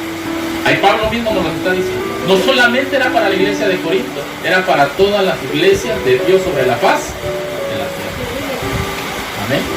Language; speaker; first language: Spanish; native; Spanish